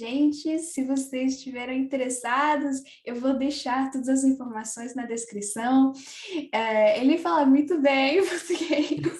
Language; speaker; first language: Portuguese; non-native, fluent; French